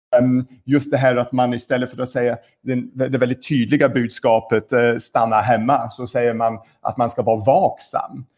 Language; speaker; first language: Swedish; non-native, fluent; English